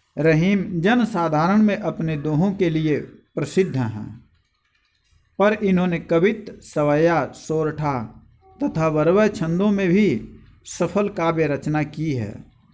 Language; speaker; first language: Hindi; native; Hindi